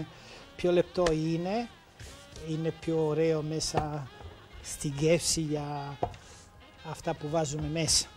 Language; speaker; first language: Greek; non-native, learner; Italian